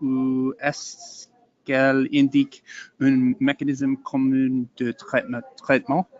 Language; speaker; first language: French; non-native, learner; English